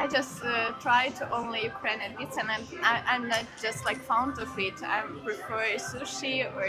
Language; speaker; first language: English; non-native, learner; Ukrainian